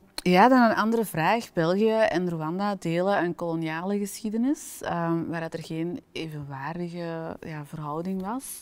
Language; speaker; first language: Dutch; native; Dutch